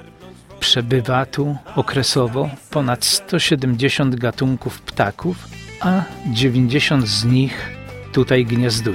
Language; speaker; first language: Polish; native; Polish